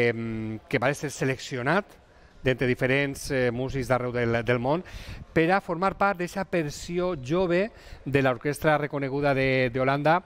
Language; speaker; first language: Catalan; native; Catalan